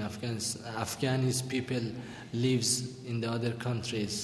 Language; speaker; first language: English; non-native, learner; Persian